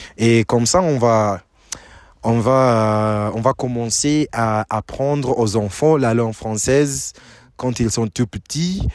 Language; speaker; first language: French; non-native, fluent; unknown